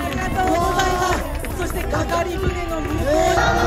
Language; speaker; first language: Japanese; native; Japanese